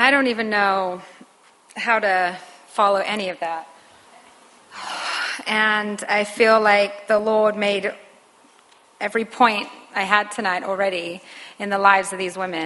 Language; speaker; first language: English; native; English